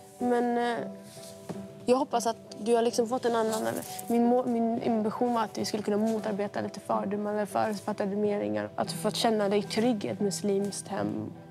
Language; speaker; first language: Swedish; early bilingual, other home language; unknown